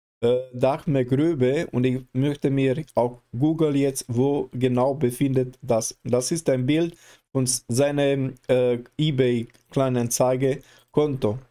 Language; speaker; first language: German; non-native, learner; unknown